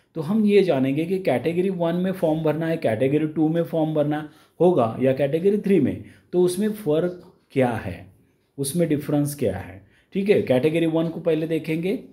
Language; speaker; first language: Hindi; non-native, local second language; Marathi